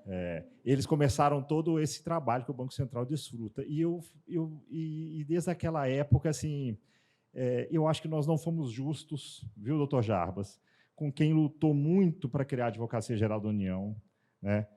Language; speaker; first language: Portuguese; native; Portuguese